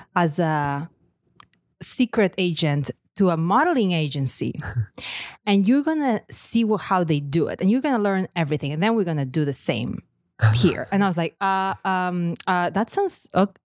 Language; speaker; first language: English; non-native, fluent; Catalan